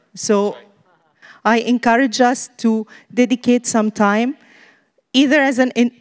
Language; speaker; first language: English; non-native, fluent; Arabic